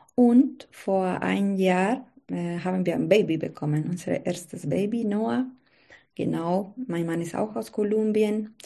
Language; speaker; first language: German; non-native, learner; Spanish